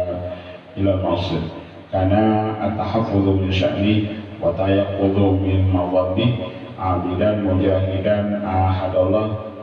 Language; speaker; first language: Arabic; non-native, fluent; Banjar